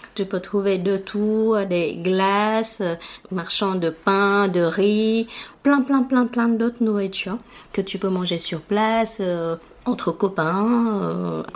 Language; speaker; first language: French; non-native, fluent; Vietnamese